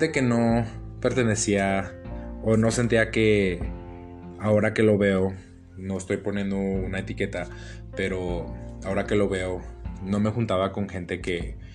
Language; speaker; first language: Spanish; early bilingual, heritage; Spanish